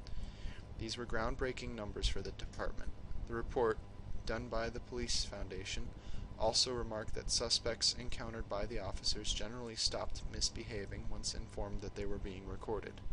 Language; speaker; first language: English; native; English